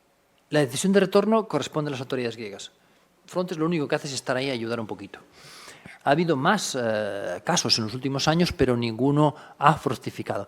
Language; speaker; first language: Spanish; native; Spanish